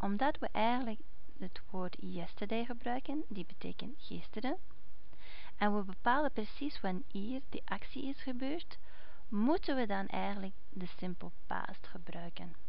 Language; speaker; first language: Dutch; non-native, fluent; English